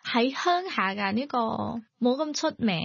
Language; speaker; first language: Cantonese; non-native, learner; Thai